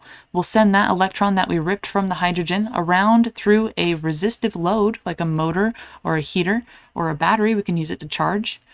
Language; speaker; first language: English; native; English